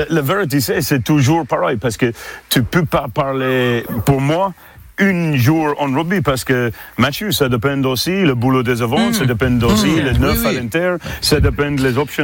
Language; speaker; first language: French; non-native, fluent; English